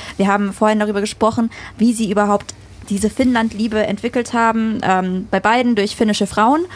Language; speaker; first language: German; early bilingual, other home language; Vietnamese